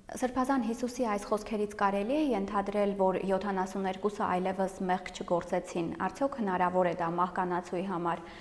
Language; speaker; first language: Armenian; native; Armenian